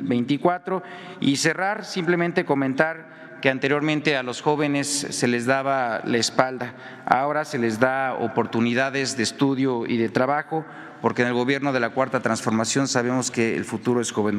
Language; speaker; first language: Spanish; native; Spanish